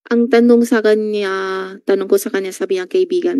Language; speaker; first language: Filipino; non-native, learner; Chinese